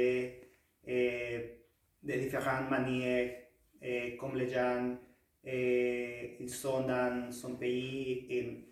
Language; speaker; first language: French; non-native, learner; Spanish